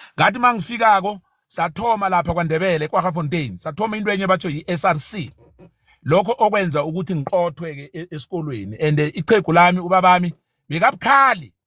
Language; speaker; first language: Zulu; non-native, local second language; South Ndebele